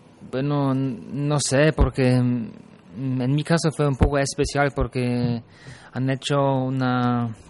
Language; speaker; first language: Spanish; non-native, fluent; German